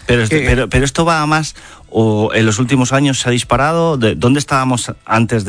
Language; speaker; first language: Spanish; native; Spanish